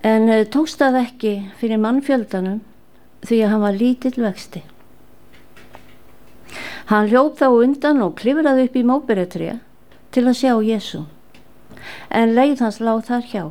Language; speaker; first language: Icelandic; native; Icelandic